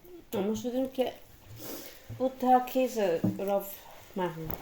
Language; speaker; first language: German; non-native, learner; Filipino